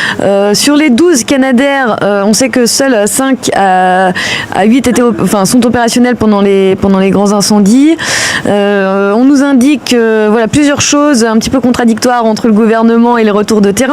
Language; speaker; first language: French; native; French